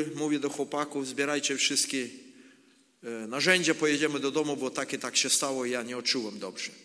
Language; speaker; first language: Polish; non-native, learner; Ukrainian